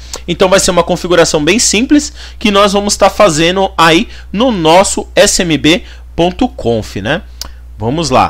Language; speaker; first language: Portuguese; native; Portuguese